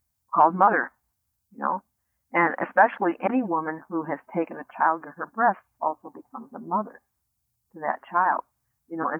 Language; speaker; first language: English; native; English